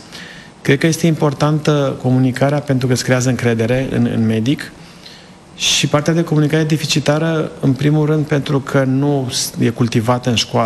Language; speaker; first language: Romanian; native; Romanian